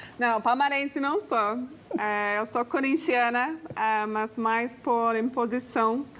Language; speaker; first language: Portuguese; non-native, fluent; English